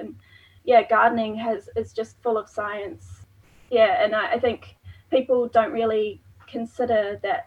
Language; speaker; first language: English; native; English